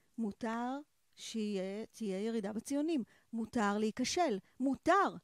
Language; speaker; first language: Hebrew; native; Hebrew